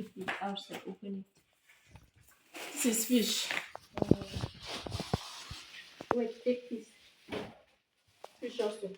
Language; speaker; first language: English; non-native, learner; Bangla